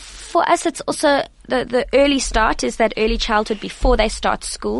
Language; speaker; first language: English; native; English